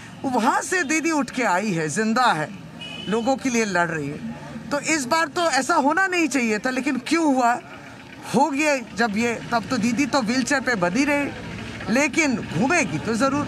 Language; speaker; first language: Hindi; non-native, local second language; Bangla